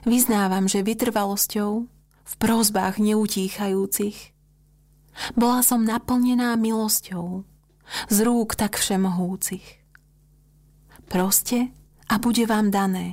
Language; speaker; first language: Slovak; native; Slovak